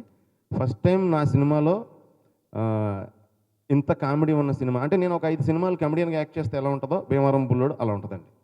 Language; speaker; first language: Telugu; native; Telugu